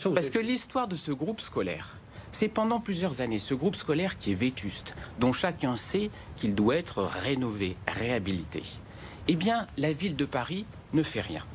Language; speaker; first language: French; native; French